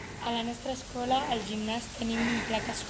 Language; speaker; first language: Catalan; non-native, local second language; Spanish